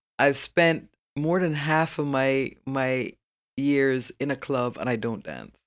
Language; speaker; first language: English; native; English